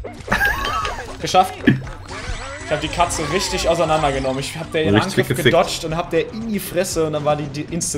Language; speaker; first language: German; native; German